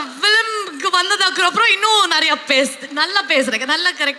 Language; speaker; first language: Tamil; non-native, learner; Kannada